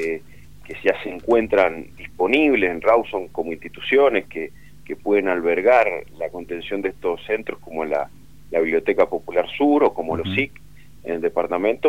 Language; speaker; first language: Spanish; native; Spanish